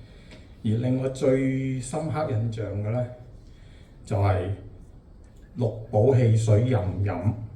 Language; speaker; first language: Cantonese; native; Cantonese